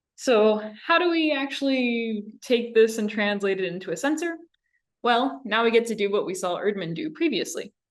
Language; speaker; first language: English; native; English